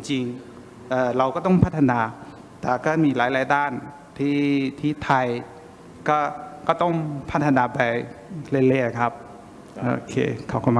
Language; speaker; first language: Thai; non-native, fluent; Chinese